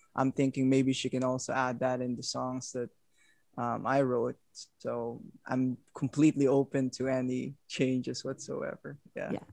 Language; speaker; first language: English; non-native, local second language; Filipino